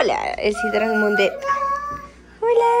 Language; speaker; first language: Spanish; native; Spanish